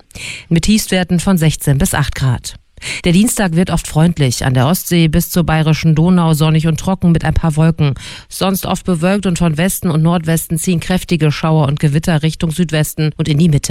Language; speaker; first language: German; native; German